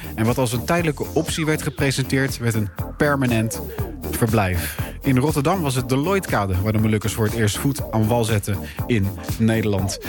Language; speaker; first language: Dutch; native; Dutch